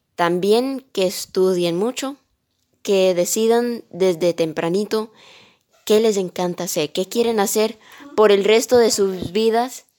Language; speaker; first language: Spanish; early bilingual, heritage; Spanish